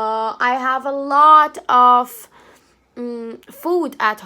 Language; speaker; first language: English; non-native, fluent; Portuguese